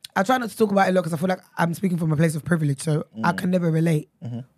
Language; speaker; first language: English; early bilingual, other home language; Akan